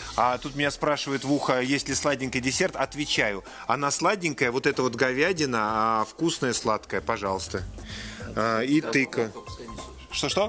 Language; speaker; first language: Russian; native; Russian